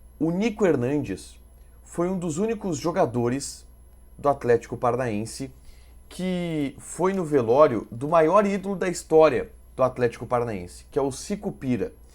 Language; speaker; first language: Portuguese; native; Portuguese